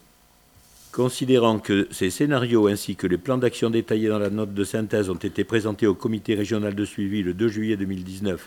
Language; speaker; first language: French; native; French